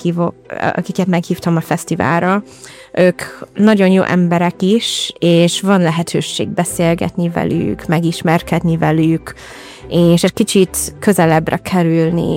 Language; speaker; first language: Hungarian; non-native, fluent; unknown